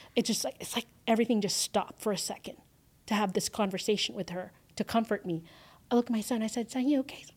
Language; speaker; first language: English; early bilingual, other home language; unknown